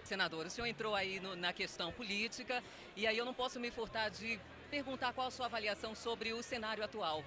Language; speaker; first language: Portuguese; native; Portuguese